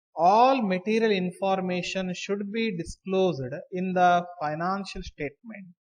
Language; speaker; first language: English; non-native, local second language; Kannada